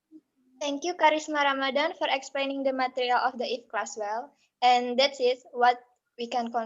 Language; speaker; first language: English; non-native, learner; Indonesian